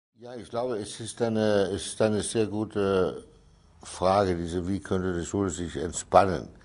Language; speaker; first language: German; non-native, fluent; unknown